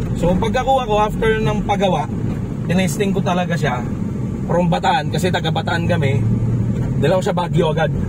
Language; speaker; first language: Filipino; native; Filipino